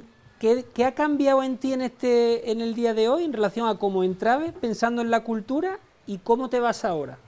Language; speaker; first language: Spanish; native; Spanish